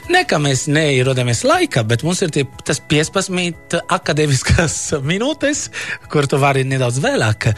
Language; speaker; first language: Latvian; non-native, fluent; Italian